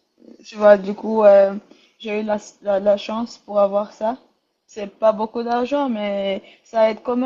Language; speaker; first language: French; non-native, learner; Rundi